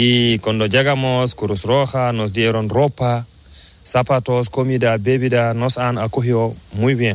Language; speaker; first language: Spanish; non-native, learner; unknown